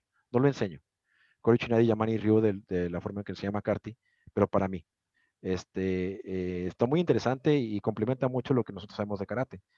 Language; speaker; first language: Spanish; native; Spanish